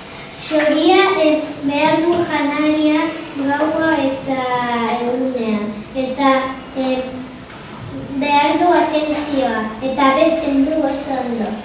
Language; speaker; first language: Basque; non-native, local second language; Spanish